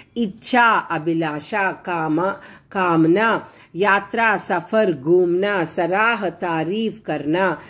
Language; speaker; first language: Hindi; non-native, local second language; Telugu